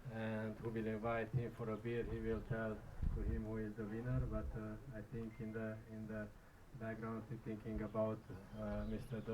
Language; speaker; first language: English; non-native, learner; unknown